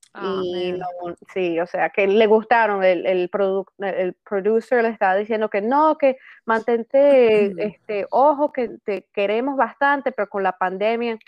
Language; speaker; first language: Spanish; native; Spanish